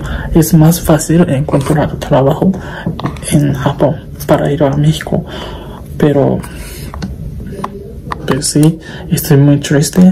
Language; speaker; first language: Spanish; non-native, learner; Japanese